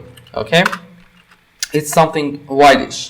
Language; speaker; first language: English; non-native, fluent; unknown